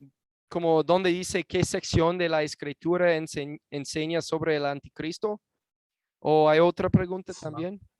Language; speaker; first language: Spanish; non-native, fluent; English